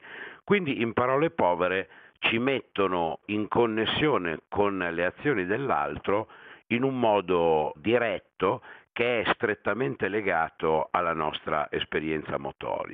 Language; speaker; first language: Italian; native; Italian